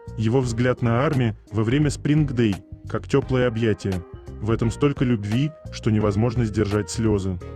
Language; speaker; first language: Russian; native; Russian